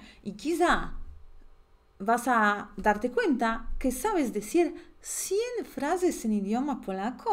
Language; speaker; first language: Spanish; non-native, fluent; Polish